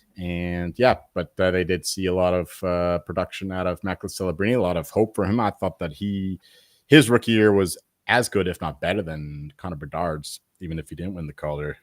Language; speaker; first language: English; native; English